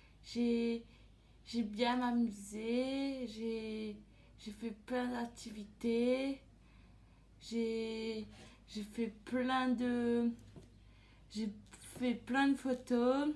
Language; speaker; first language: French; non-native, local second language; Réunion Creole French